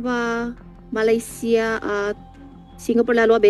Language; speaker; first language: Filipino; non-native, learner; Chinese